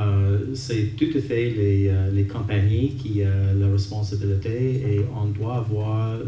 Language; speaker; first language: French; non-native, local second language; English